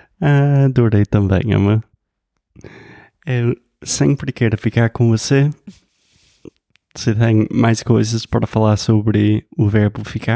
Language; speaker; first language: Portuguese; non-native, fluent; English